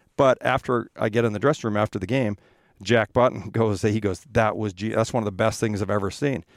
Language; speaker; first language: English; native; English